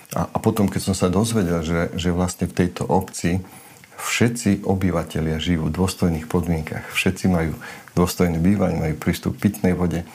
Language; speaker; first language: Slovak; non-native, local second language; Romany